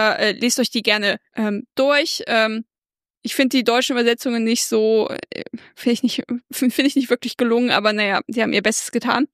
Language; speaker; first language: German; native; German